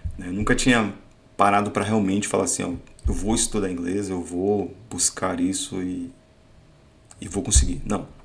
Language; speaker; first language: Portuguese; native; Portuguese